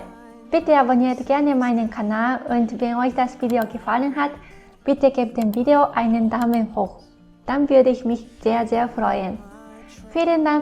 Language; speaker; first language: German; non-native, fluent; Japanese